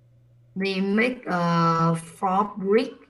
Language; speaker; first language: English; non-native, learner; Vietnamese